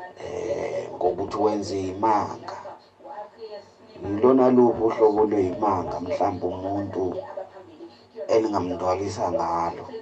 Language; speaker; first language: Zulu; native; Zulu